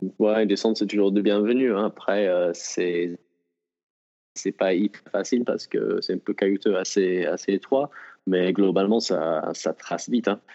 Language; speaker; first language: French; non-native, fluent; English